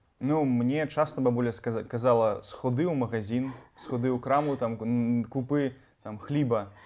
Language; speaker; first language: Belarusian; native; Belarusian